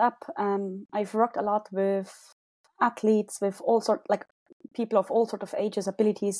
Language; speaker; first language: English; non-native, fluent; German